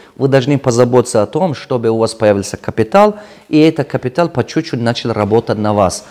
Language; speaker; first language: Russian; non-native, local second language; Tajik